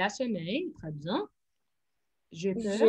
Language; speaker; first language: French; non-native, fluent; Arabic